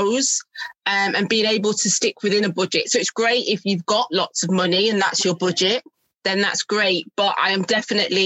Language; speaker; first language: English; native; English